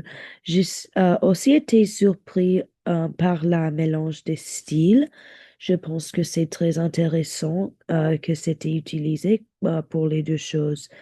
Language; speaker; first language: French; non-native, learner; English